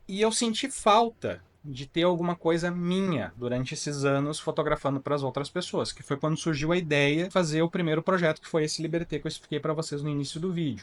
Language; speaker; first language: Portuguese; native; Portuguese